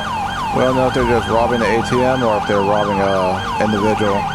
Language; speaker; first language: English; native; English